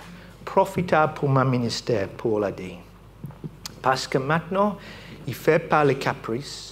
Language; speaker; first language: French; non-native, fluent; English